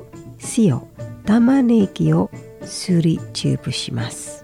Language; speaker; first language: Japanese; non-native, fluent; Indonesian